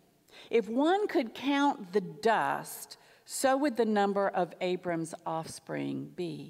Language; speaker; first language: English; native; English